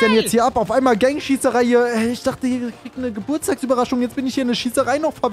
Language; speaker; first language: German; native; German